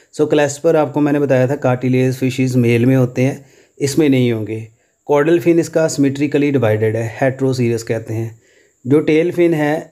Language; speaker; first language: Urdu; non-native, local second language; Punjabi